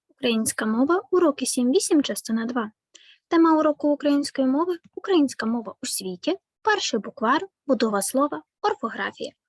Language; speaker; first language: Ukrainian; native; Ukrainian